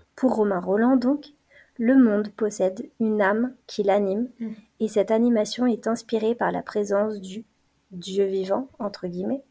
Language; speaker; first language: French; native; French